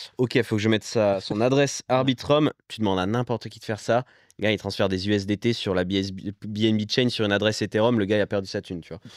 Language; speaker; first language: French; native; French